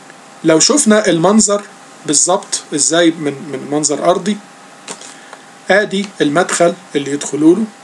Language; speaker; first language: Arabic; native; Arabic